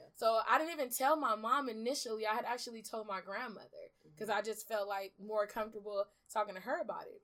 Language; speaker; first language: English; early bilingual, other home language; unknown